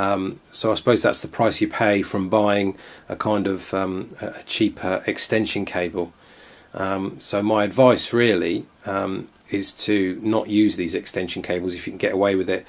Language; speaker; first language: English; native; English